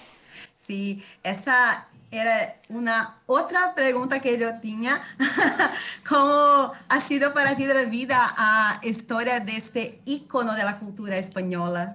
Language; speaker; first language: Spanish; non-native, fluent; Portuguese